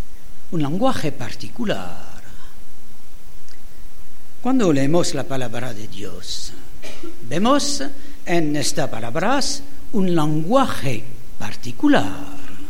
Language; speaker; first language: Spanish; non-native, learner; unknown